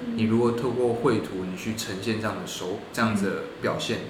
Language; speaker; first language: Chinese; native; Chinese